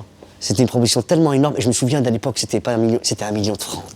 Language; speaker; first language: French; early bilingual, other home language; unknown